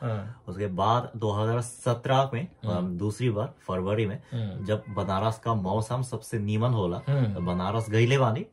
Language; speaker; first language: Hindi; non-native, fluent; Korean